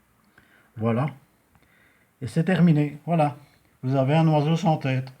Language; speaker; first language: French; native; French